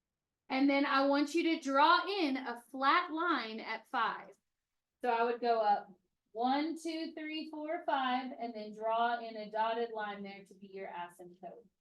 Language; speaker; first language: English; native; English